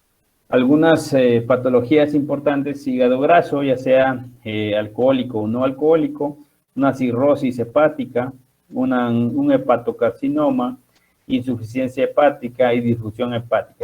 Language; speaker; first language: Spanish; native; Spanish